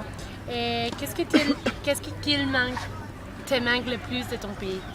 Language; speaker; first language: French; non-native, learner; Spanish